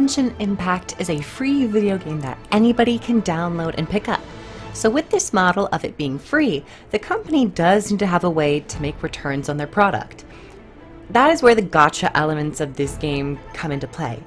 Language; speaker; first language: English; native; English